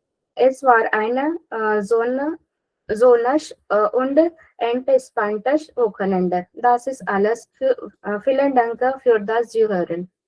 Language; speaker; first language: German; non-native, learner; Marathi